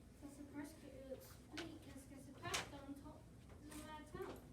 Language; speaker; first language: French; non-native, learner; English